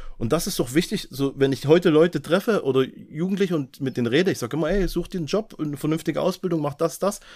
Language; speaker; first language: German; native; German